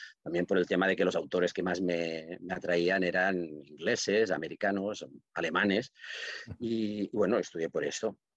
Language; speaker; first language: Spanish; non-native, local second language; Catalan